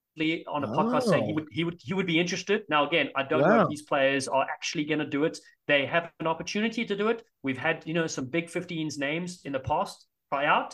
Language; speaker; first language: English; native; English